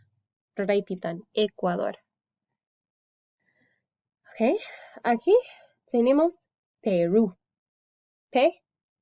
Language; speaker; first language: Spanish; non-native, fluent; English